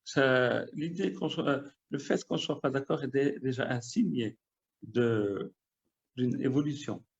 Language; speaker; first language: French; non-native, local second language; Arabic